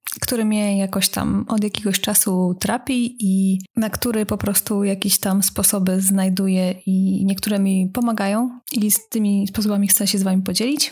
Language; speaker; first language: Polish; native; Polish